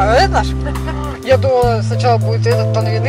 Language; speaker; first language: Russian; native; Russian